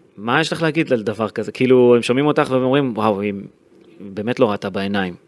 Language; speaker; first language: Hebrew; native; Hebrew